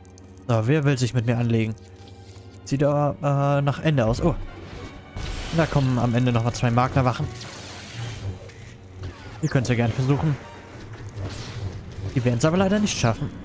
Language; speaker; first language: German; native; German